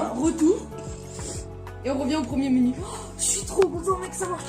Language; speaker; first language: French; native; French